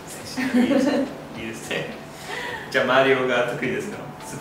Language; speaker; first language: Japanese; non-native, fluent; English